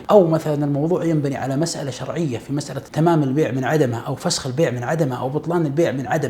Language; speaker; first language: Arabic; native; Arabic